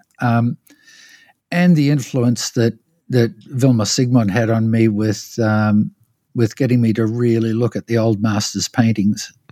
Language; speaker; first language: English; native; English